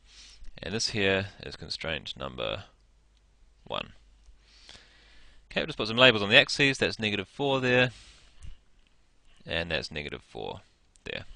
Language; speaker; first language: English; native; English